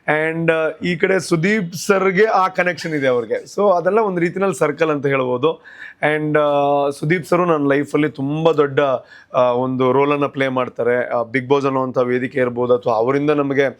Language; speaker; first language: Kannada; non-native, local second language; Tulu